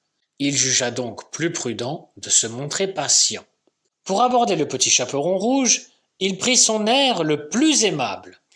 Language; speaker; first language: French; native; French